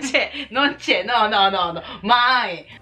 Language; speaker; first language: Italian; non-native, learner; Japanese